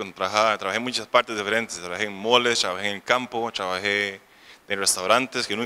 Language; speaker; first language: Spanish; native; Spanish